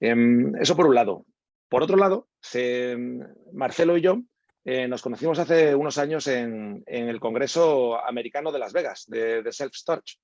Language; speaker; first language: Spanish; native; Spanish